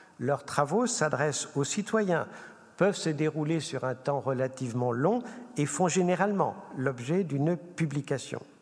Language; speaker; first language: French; native; French